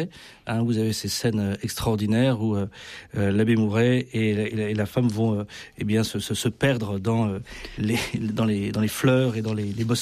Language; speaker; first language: French; native; French